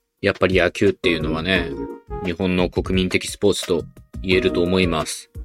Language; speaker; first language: Japanese; native; Japanese